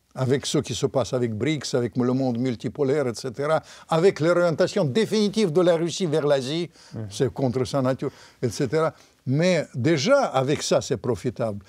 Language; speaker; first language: French; non-native, fluent; Russian